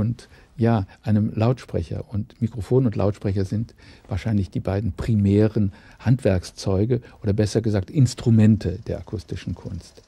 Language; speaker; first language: German; native; German